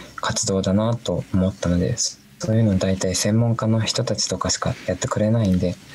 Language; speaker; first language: Japanese; native; Japanese